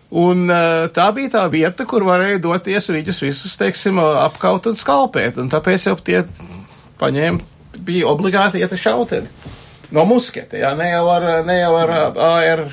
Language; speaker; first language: Latvian; early bilingual, heritage; Latvian